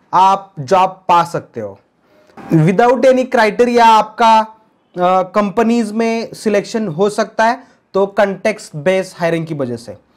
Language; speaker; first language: Hindi; non-native, local second language; Marathi